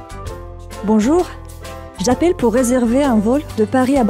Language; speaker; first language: French; non-native, learner; Azerbaijani